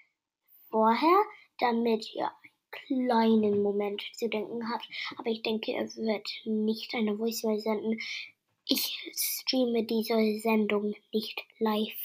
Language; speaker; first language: German; non-native, learner; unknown